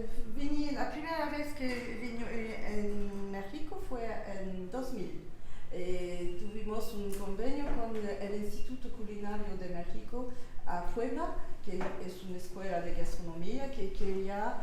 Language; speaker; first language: Spanish; non-native, learner; French